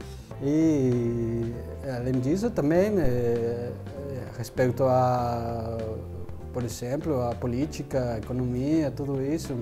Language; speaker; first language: Portuguese; non-native, fluent; Spanish